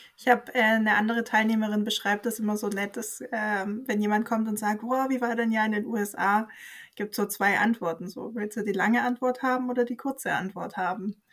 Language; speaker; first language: German; native; German